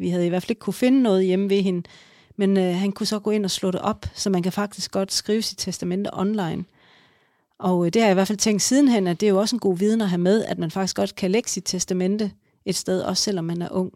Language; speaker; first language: Danish; native; Danish